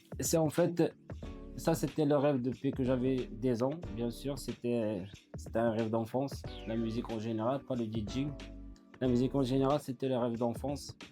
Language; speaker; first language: French; non-native, fluent; Arabic